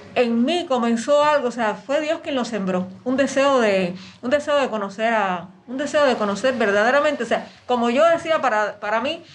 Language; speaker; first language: Spanish; native; Spanish